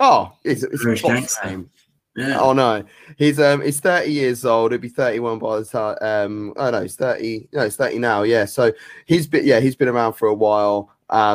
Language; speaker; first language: English; native; English